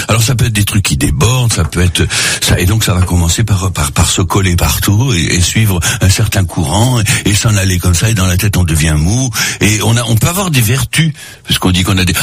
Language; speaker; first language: French; non-native, local second language; Spanish